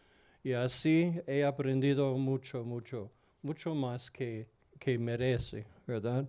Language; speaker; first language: Spanish; non-native, fluent; English